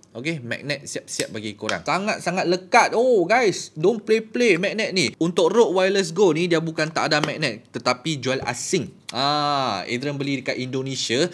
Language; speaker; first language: Malay; native; Malay